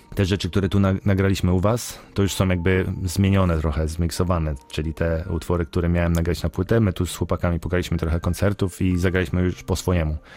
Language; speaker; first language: Polish; early bilingual, heritage; Polish